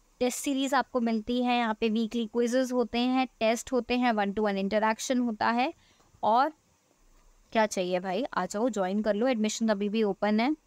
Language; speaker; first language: Hindi; native; Hindi